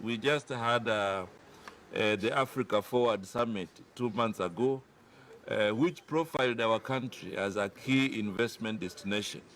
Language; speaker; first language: English; non-native, local second language; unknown